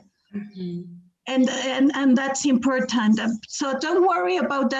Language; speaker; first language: English; non-native, fluent; Spanish